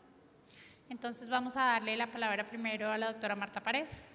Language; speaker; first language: Spanish; native; Spanish